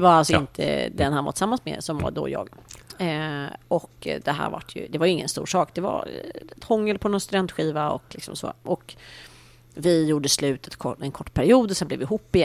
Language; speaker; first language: Swedish; native; Swedish